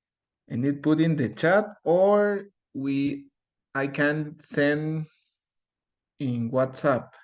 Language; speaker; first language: English; non-native, learner; Spanish